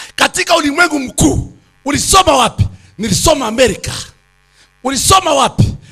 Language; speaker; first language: Swahili; native; Swahili